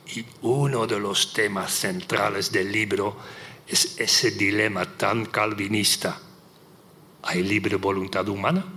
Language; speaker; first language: Spanish; non-native, fluent; Dutch